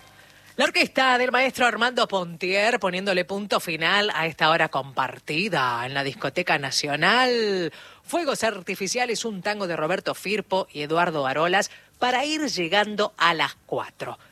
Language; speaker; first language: Spanish; native; Spanish